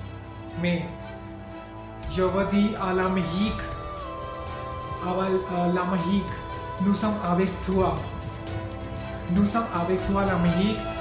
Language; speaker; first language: French; non-native, learner; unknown